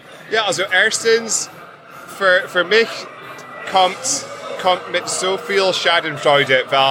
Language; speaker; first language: German; non-native, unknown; English